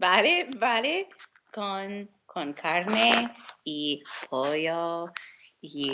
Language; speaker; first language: Spanish; non-native, learner; English